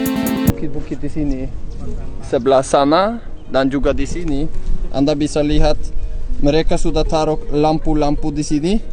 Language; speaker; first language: Indonesian; non-native, learner; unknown